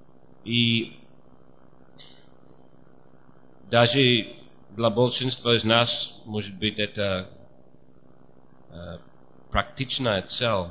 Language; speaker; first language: Russian; non-native, fluent; English